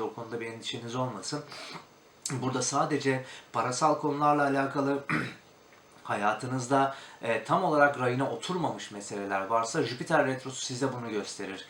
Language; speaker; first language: Turkish; native; Turkish